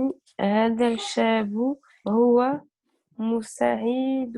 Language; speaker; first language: Arabic; non-native, learner; French